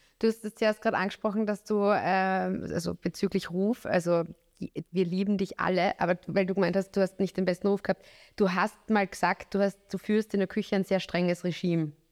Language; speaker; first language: German; native; German